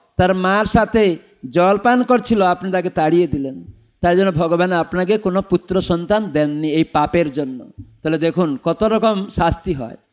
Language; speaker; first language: Bangla; non-native, fluent; Odia